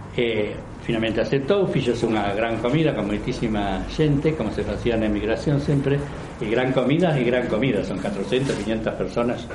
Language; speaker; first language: Galician; native; Galician